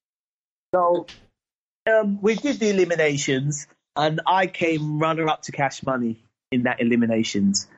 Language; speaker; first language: English; native; English